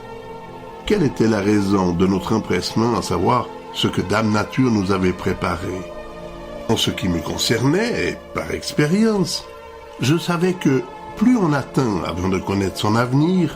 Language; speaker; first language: French; native; French